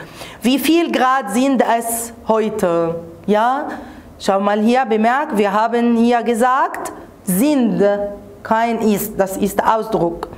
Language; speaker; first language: German; non-native, fluent; Arabic